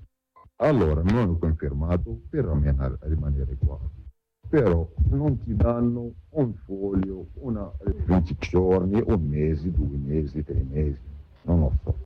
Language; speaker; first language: Italian; non-native, learner; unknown